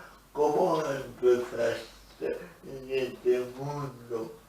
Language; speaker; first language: Spanish; non-native, local second language; Basque